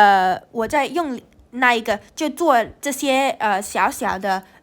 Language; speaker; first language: Chinese; non-native, learner; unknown